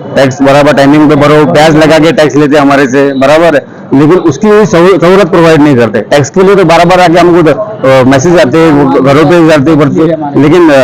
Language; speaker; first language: Hindi; non-native, local second language; Urdu